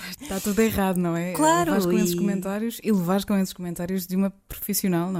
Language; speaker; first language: Portuguese; native; Portuguese